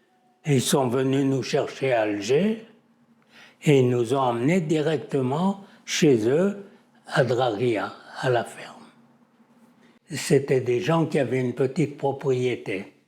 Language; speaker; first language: French; native; French